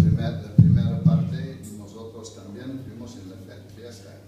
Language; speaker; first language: Spanish; non-native, fluent; English